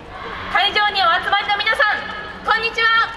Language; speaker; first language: Japanese; native; Japanese